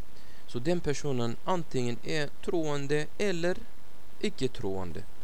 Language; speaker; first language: Swedish; non-native, fluent; Arabic